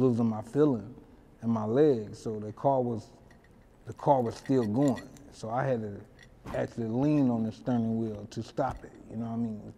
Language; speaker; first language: English; native; English